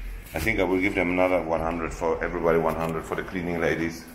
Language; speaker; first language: English; non-native, fluent; German